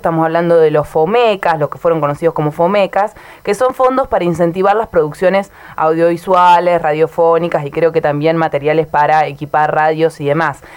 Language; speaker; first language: Spanish; native; Spanish